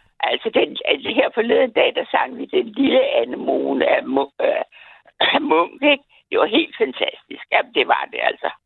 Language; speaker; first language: Danish; native; Danish